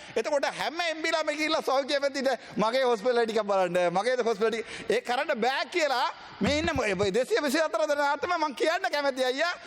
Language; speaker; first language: Sinhala; non-native, local second language; Tamil